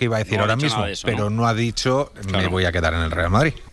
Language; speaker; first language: Spanish; native; Spanish